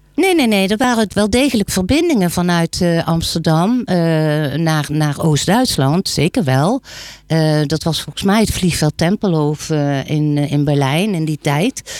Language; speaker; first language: Dutch; native; Dutch